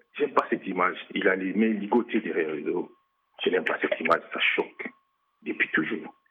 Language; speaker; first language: French; non-native, local second language; Lingala